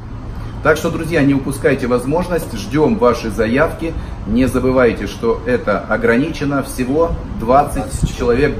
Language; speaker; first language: Russian; native; Russian